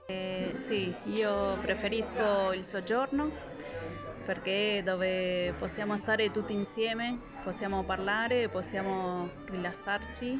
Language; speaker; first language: Italian; non-native, fluent; Spanish